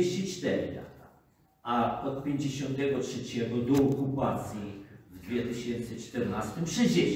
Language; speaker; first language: Polish; non-native, fluent; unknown